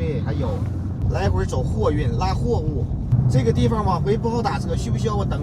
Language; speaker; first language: Chinese; native; Chinese